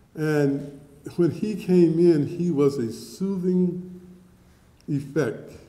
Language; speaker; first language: English; native; English